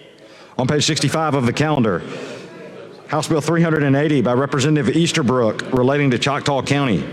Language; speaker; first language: English; native; English